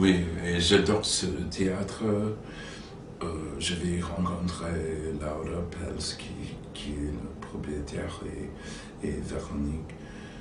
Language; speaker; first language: French; non-native, fluent; English